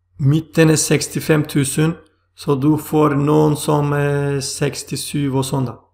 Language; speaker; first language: Swedish; non-native, fluent; Turkish